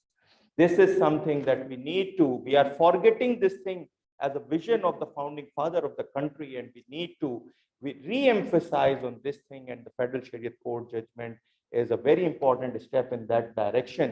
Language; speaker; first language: English; non-native, local second language; Urdu